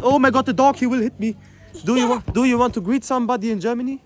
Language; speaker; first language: English; non-native, learner; German